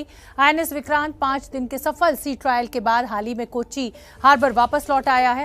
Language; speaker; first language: Hindi; native; Hindi